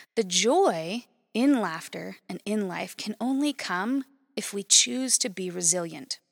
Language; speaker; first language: English; native; English